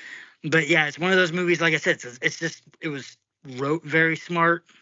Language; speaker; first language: English; native; English